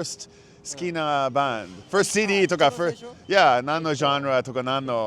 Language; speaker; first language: Japanese; non-native, learner; English